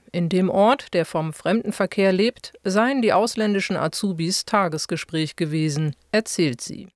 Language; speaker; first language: German; native; German